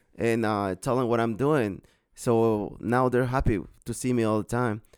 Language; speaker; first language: English; non-native, learner; Spanish